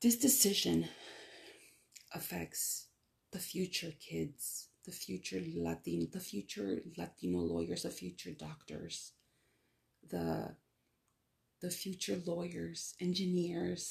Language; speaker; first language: English; early bilingual, other home language; Spanish